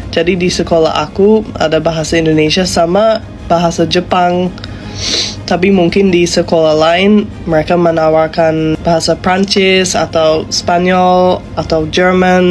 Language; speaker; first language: Indonesian; non-native, fluent; English